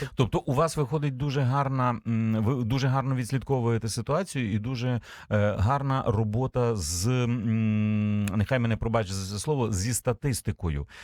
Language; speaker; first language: Ukrainian; native; Ukrainian